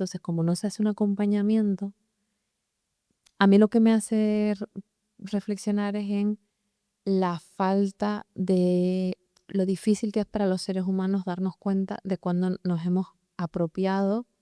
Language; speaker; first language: Spanish; native; Spanish